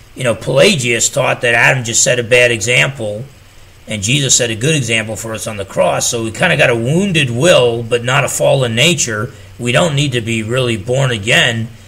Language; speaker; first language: English; native; English